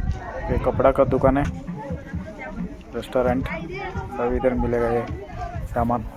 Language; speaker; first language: Hindi; non-native, local second language; Telugu